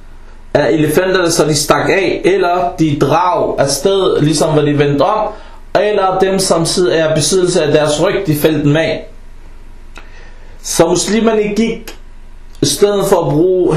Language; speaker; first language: Danish; early bilingual, other home language; Arabic